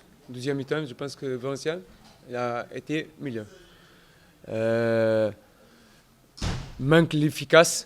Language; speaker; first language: French; non-native, learner; Portuguese